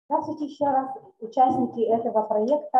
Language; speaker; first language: Russian; non-native, local second language; Yakut